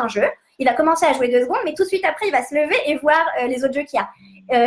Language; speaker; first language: French; native; French